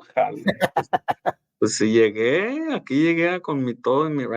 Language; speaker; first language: Spanish; early bilingual, heritage; Spanish